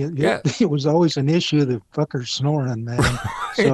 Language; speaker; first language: English; native; English